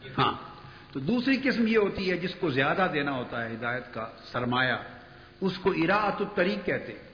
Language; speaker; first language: Urdu; non-native, local second language; Punjabi